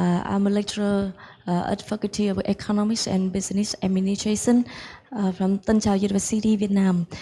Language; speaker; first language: English; non-native, fluent; Vietnamese